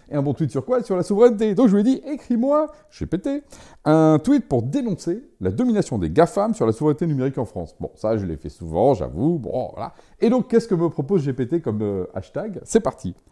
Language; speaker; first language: French; native; French